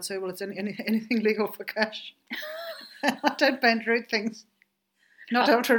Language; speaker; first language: English; native; English